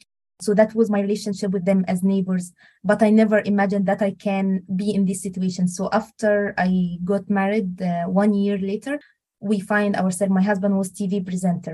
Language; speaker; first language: English; non-native, fluent; Arabic